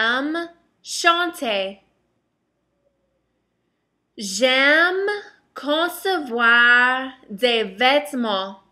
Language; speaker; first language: French; non-native, fluent; English